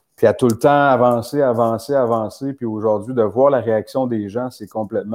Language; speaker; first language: French; native; French